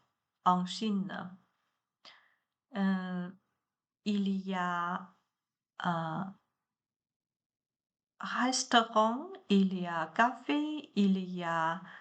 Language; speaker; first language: French; non-native, learner; Chinese